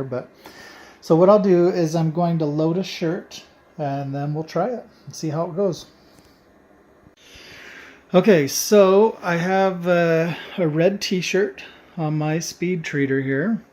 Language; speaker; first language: English; native; English